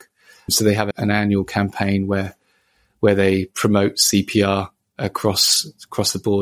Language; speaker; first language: English; native; English